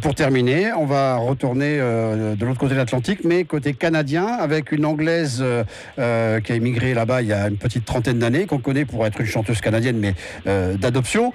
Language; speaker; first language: French; native; French